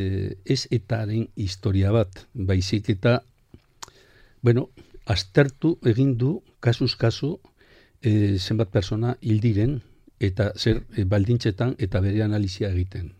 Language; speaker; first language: Basque; non-native, local second language; Spanish